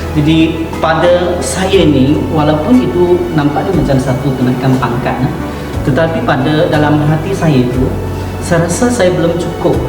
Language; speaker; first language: Malay; non-native, local second language; Chinese